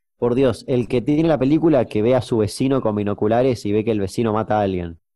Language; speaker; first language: Spanish; native; Spanish